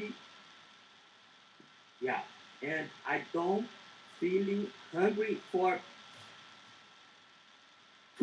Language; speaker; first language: English; non-native, learner; Portuguese